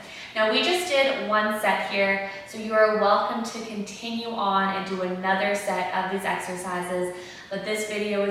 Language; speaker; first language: English; native; English